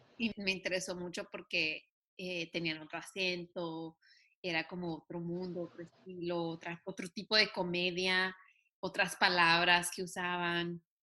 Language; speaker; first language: Spanish; early bilingual, heritage; Spanish